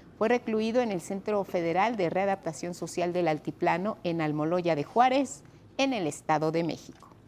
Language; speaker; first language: Spanish; native; Spanish